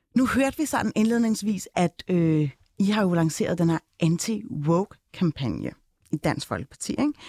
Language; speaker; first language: Danish; native; Danish